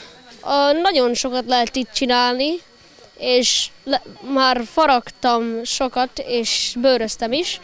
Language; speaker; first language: Hungarian; early bilingual, heritage; English